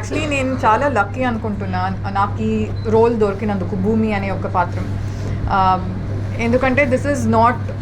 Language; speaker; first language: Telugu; non-native, fluent; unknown